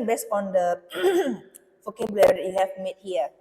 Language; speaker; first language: English; non-native, local second language; Indonesian